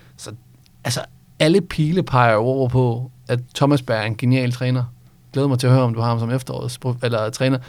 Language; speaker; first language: Danish; native; Danish